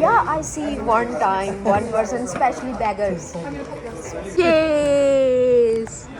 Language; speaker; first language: English; non-native, learner; Urdu